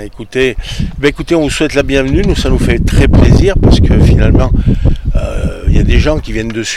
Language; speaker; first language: French; native; French